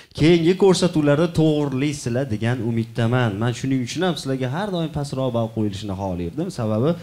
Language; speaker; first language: Uzbek; native; Uzbek